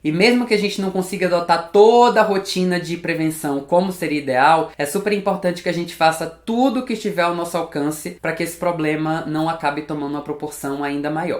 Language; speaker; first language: Portuguese; native; Portuguese